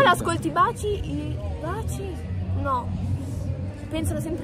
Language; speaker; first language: Italian; native; Italian